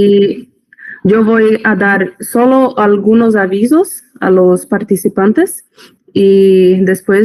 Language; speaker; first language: Spanish; non-native, learner; Portuguese